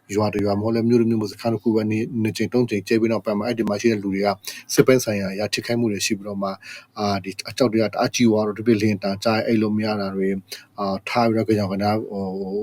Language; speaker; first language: Burmese; non-native, local second language; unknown